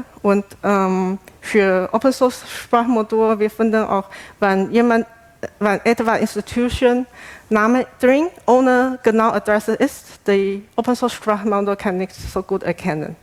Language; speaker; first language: German; non-native, learner; Chinese